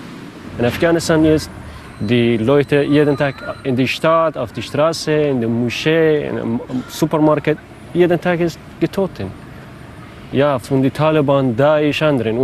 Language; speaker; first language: German; non-native, learner; Persian